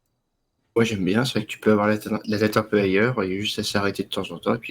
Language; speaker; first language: French; native; French